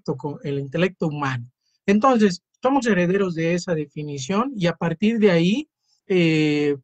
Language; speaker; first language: Spanish; native; Spanish